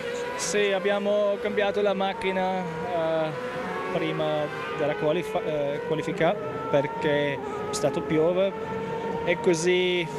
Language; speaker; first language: Italian; non-native, learner; German